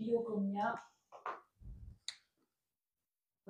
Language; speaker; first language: Spanish; non-native, learner; French